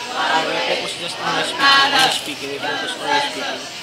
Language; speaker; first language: English; non-native, learner; Indonesian